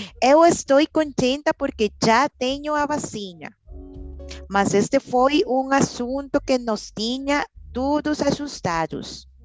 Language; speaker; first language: Portuguese; non-native, learner; Spanish